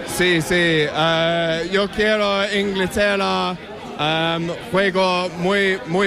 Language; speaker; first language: Spanish; non-native, learner; English